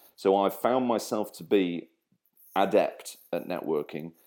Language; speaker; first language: English; native; English